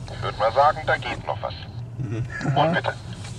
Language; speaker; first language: German; native; German